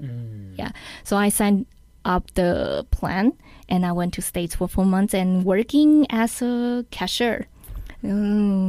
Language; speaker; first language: English; non-native, learner; Chinese